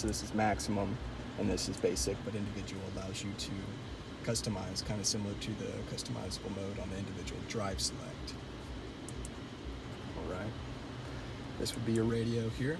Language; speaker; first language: English; native; English